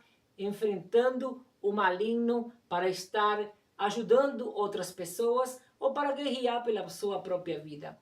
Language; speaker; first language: Portuguese; non-native, fluent; Spanish